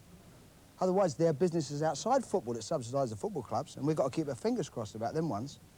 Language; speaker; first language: English; native; English